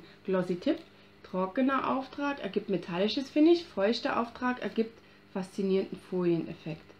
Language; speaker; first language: German; native; German